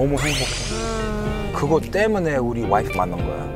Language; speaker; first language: Korean; non-native, learner; English